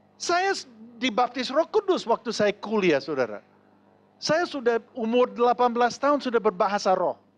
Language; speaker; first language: Indonesian; non-native, fluent; English